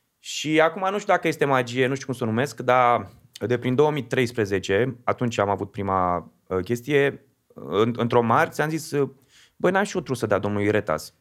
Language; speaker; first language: Romanian; native; Romanian